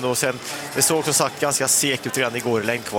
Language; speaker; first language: Swedish; native; Swedish